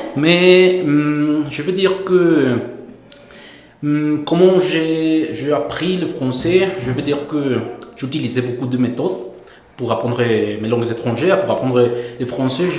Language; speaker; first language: French; non-native, fluent; Spanish